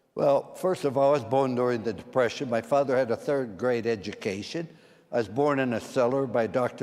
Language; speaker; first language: English; native; English